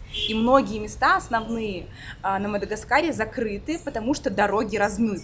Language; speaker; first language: Russian; native; Russian